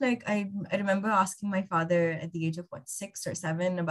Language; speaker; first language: English; non-native, local second language; Urdu